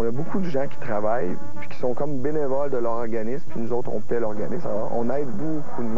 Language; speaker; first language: French; native; French